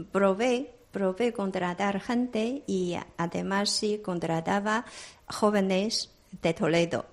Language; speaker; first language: Spanish; non-native, fluent; Chinese